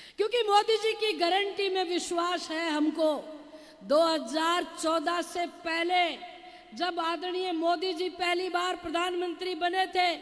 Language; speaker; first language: Hindi; native; Hindi